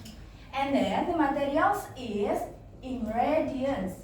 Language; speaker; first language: English; non-native, learner; Indonesian